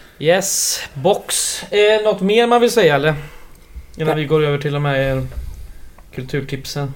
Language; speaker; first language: Swedish; native; Swedish